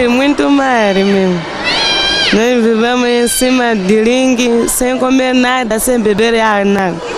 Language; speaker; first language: Portuguese; non-native, local second language; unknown